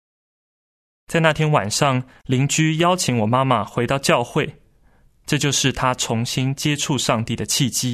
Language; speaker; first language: Chinese; native; Chinese